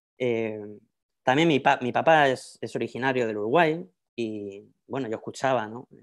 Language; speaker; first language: Spanish; native; Spanish